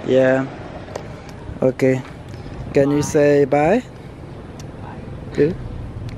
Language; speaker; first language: English; non-native, fluent; French